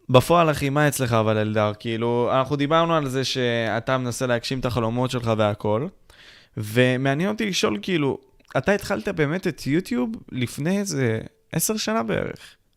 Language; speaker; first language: Hebrew; native; Hebrew